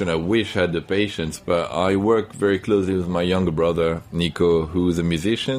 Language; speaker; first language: English; non-native, fluent; French